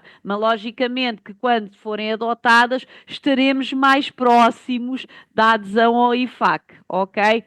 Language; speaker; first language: Portuguese; native; Portuguese